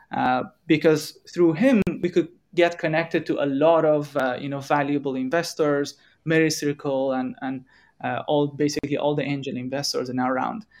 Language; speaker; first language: English; non-native, fluent; Persian